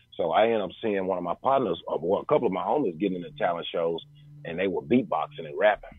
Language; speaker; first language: English; native; English